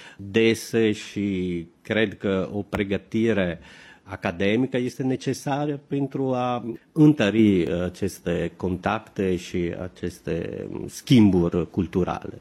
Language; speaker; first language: Romanian; non-native, fluent; Italian